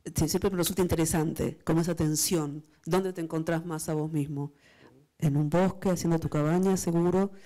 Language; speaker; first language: Spanish; native; Spanish